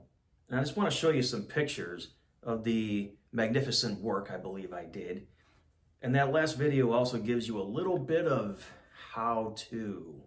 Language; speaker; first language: English; native; English